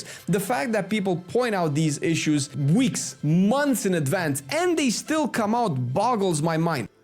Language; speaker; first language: English; native; English